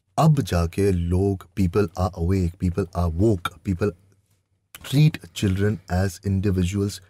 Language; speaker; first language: Hindi; native; Hindi